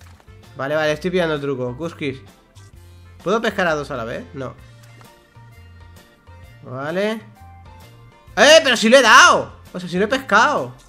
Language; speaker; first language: Spanish; native; Spanish